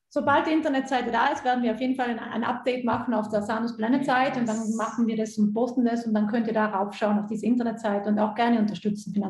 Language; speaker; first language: German; native; German